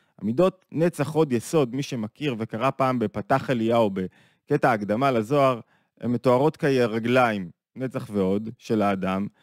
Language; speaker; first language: Hebrew; native; Hebrew